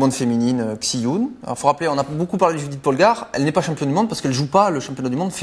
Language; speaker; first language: French; native; French